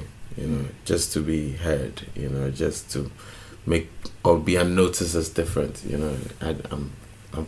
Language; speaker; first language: English; non-native, local second language; Akan